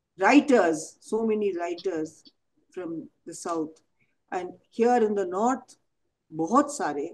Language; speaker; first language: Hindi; non-native, local second language; Tamil